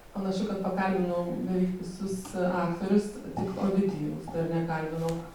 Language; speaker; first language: Lithuanian; native; Lithuanian